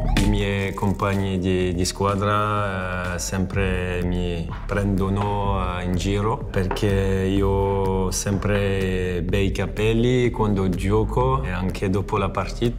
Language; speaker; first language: Italian; non-native, fluent; French